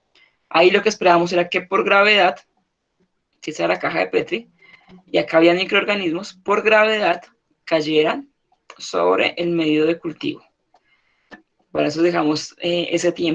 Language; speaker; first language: Spanish; native; Spanish